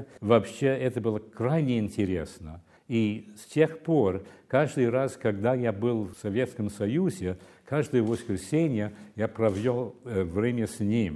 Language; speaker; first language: Russian; non-native, fluent; English